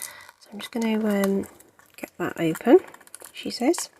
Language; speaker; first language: English; native; English